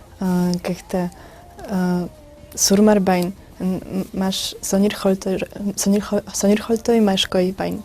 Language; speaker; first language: Mongolian; non-native, learner; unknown